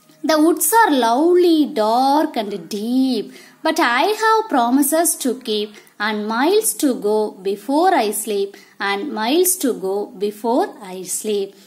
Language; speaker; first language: English; non-native, local second language; Tamil